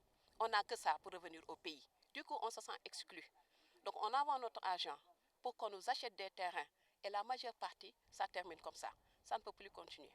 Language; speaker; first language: French; non-native, local second language; Wolof